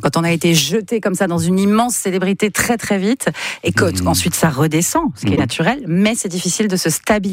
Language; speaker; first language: French; native; French